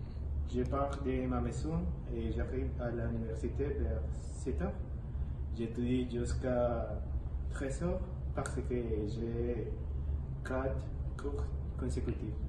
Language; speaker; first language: French; non-native, learner; Spanish